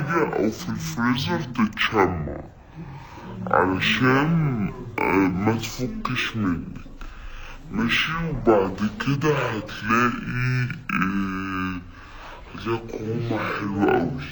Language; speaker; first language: Arabic; native; Arabic